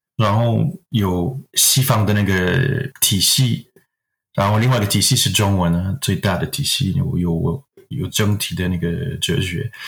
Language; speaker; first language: Chinese; non-native, fluent; French